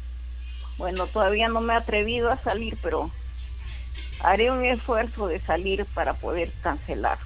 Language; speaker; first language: Spanish; native; Spanish